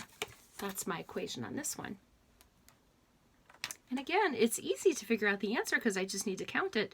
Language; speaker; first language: English; native; English